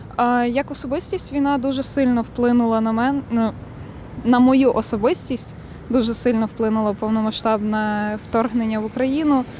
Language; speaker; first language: Ukrainian; native; Ukrainian